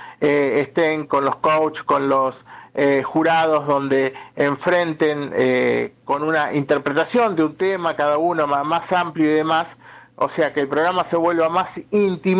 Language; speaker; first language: Spanish; native; Spanish